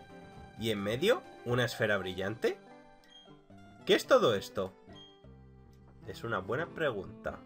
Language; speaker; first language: Spanish; native; Spanish